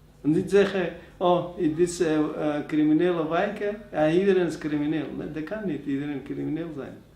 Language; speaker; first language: Dutch; non-native, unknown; Persian